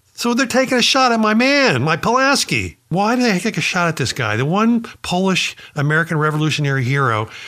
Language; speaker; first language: English; native; English